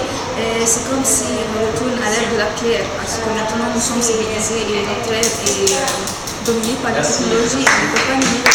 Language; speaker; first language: French; non-native, fluent; Arabic